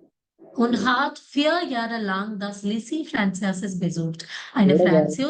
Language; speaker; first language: German; non-native, fluent; Malayalam